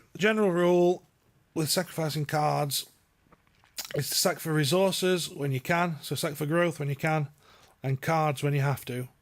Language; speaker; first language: English; native; English